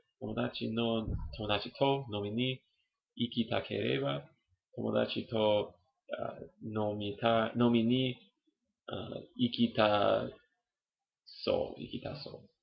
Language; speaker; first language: Japanese; non-native, learner; English